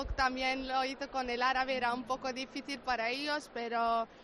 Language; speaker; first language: Spanish; non-native, fluent; Arabic